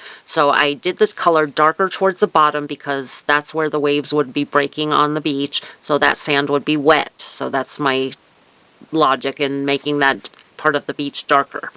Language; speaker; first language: English; native; English